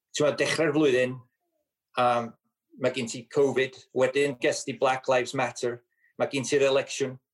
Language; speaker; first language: Welsh; native; Welsh